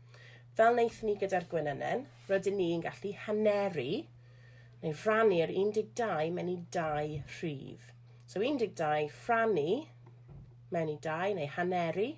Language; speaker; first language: Welsh; non-native, local second language; English